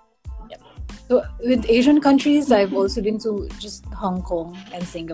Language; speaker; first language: English; non-native, local second language; Filipino